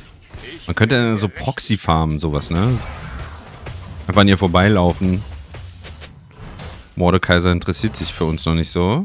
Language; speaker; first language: German; native; German